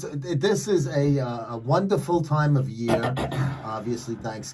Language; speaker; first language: English; native; English